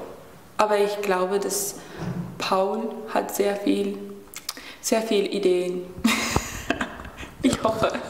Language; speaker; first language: German; non-native, learner; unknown